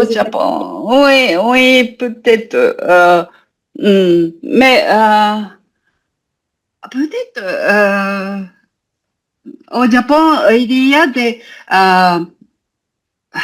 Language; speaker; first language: French; non-native, learner; Japanese